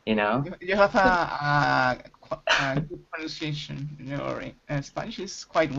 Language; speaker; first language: English; non-native, learner; Spanish